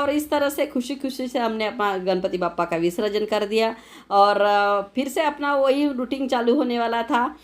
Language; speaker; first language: Hindi; non-native, local second language; Marathi